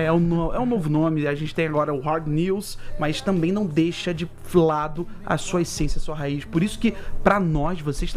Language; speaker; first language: Portuguese; native; Portuguese